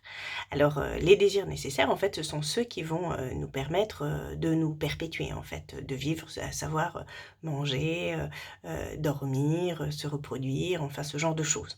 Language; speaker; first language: French; native; French